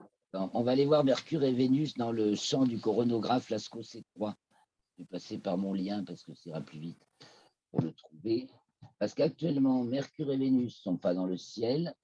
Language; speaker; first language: French; native; French